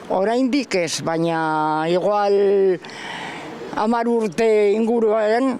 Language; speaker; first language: Basque; non-native, local second language; Spanish